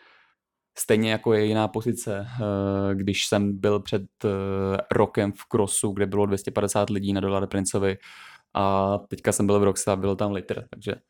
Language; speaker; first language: Czech; native; Czech